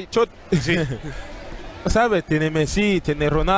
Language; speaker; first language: Spanish; non-native, learner; French